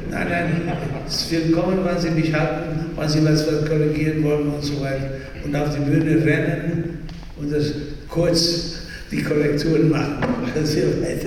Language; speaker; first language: German; non-native, fluent; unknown